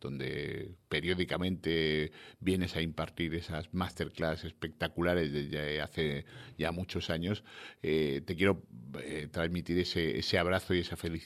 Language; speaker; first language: Spanish; native; Spanish